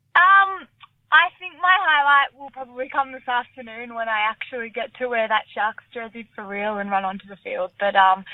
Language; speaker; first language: English; native; English